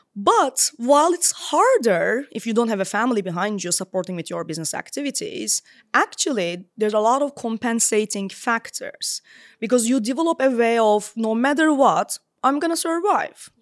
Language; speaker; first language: English; non-native, fluent; Turkish